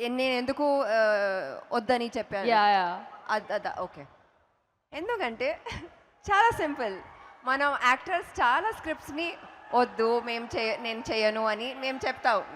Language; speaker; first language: Telugu; non-native, local second language; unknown